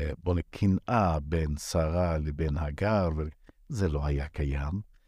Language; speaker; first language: Hebrew; non-native, local second language; Arabic